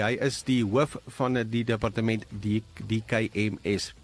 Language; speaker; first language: Afrikaans; native; Afrikaans